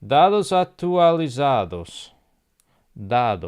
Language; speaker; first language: Portuguese; non-native, learner; English